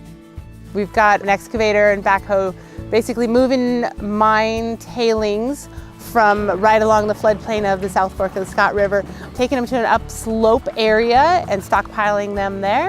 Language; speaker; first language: English; native; English